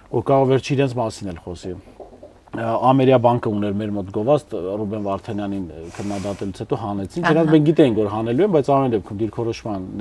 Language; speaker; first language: Armenian; native; Armenian